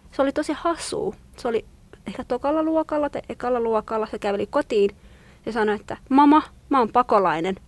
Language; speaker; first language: Finnish; non-native, fluent; Kurdish